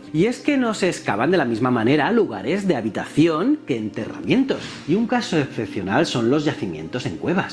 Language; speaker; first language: Spanish; native; Spanish